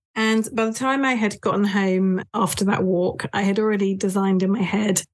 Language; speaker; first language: English; native; English